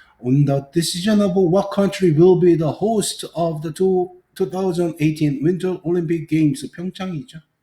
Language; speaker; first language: English; non-native, fluent; Korean